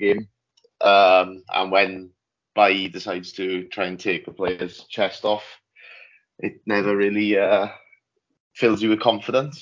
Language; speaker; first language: English; native; English